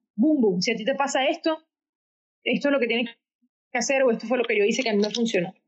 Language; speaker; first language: Spanish; native; Spanish